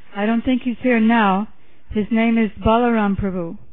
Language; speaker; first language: English; native; English